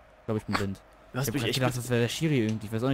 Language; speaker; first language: German; native; German